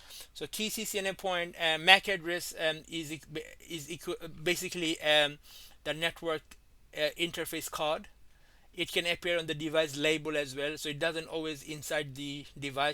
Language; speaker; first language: English; non-native, fluent; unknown